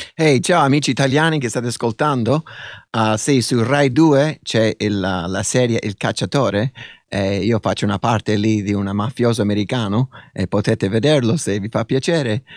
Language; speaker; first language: Italian; early bilingual, other home language; English